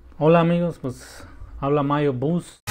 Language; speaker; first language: Spanish; early bilingual, heritage; Spanish